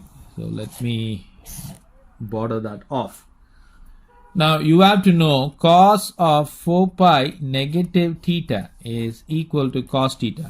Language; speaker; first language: English; non-native, local second language; Tamil